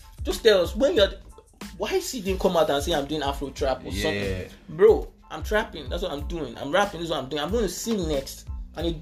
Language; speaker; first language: English; non-native, local second language; Yoruba